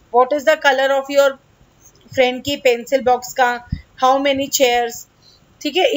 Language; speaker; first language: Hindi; native; Hindi